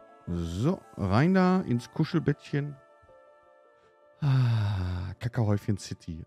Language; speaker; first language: German; native; German